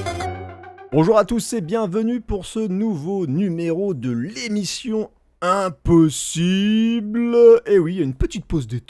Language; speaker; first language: French; native; French